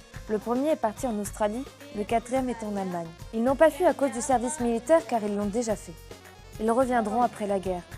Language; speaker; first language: French; native; French